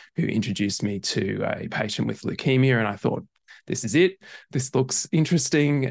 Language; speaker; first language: English; native; English